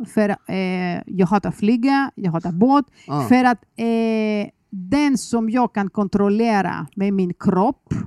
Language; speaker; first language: Swedish; non-native, fluent; Greek